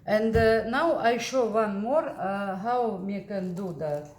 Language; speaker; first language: English; non-native, learner; Russian